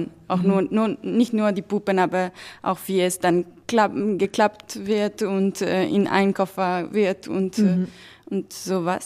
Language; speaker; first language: German; non-native, fluent; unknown